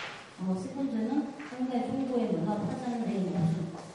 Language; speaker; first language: Korean; non-native, fluent; Chinese